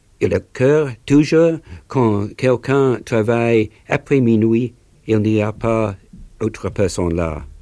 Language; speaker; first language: French; non-native, learner; English